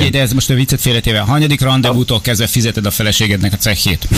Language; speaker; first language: Hungarian; native; Hungarian